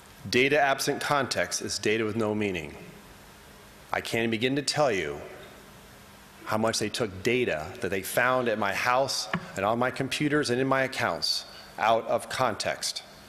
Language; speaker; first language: English; native; English